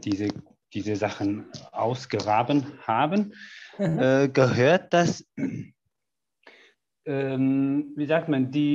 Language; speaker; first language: German; non-native, learner; Mongolian